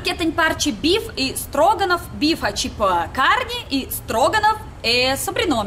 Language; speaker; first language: Portuguese; non-native, learner; Russian